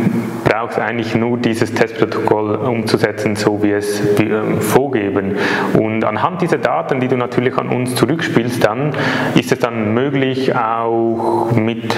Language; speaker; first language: German; native; German